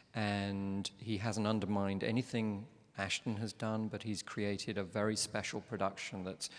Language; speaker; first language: English; native; English